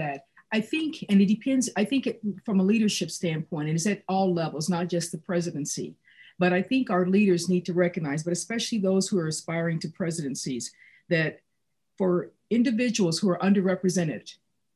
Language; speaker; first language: English; native; English